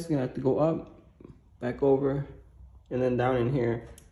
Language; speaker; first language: English; early bilingual, other home language; Spanish